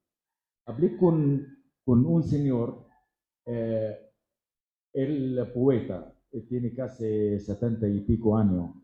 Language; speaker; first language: Spanish; non-native, fluent; Arabic